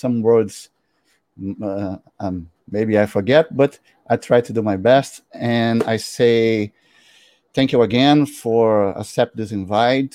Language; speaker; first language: English; non-native, learner; Portuguese